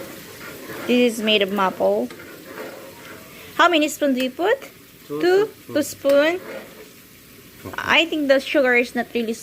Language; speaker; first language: English; non-native, learner; Filipino